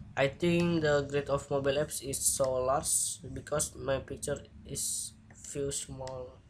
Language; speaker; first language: English; non-native, learner; Indonesian